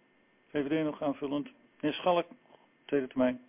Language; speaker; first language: Dutch; native; Dutch